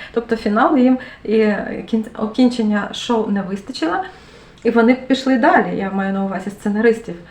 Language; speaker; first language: Ukrainian; native; Ukrainian